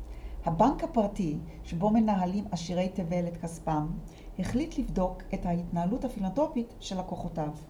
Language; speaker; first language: Hebrew; native; Hebrew